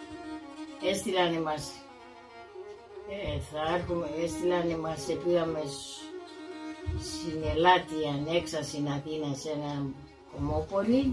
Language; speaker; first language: Greek; early bilingual, other home language; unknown